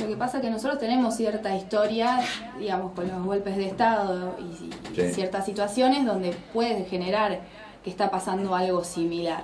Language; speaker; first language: Spanish; native; Spanish